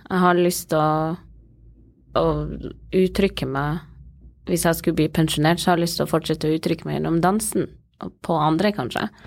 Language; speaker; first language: Norwegian; early bilingual, other home language; Somali